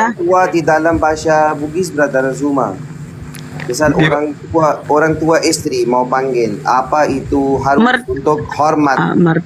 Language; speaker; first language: Indonesian; non-native, learner; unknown